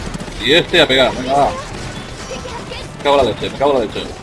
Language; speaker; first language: Spanish; native; Spanish